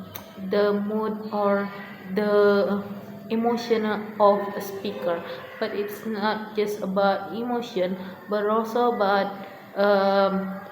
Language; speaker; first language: English; non-native, learner; Indonesian